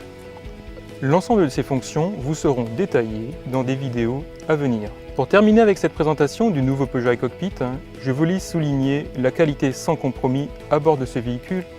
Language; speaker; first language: French; native; French